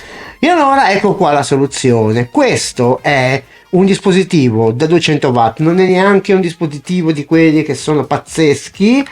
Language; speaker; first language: Italian; native; Italian